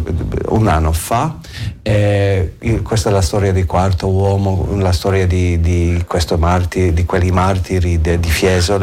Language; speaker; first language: Italian; non-native, learner; English